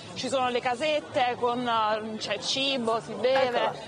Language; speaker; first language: Italian; native; Italian